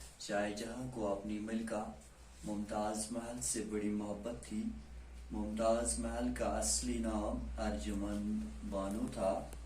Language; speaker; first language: Urdu; non-native, local second language; Kashmiri